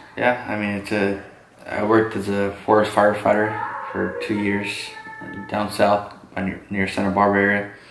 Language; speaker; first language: English; native; English